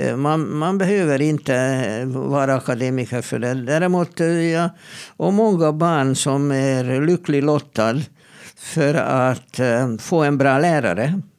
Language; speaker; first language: Swedish; non-native, fluent; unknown